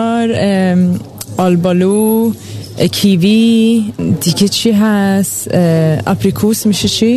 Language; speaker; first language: Persian; early bilingual, heritage; Persian